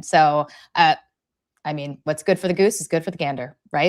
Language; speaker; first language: English; native; English